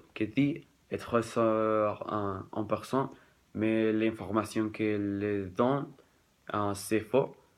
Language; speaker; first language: French; non-native, learner; Spanish